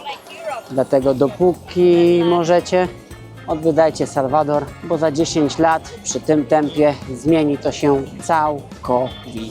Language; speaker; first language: Polish; native; Polish